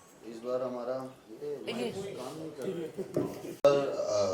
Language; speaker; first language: Hindi; non-native, fluent; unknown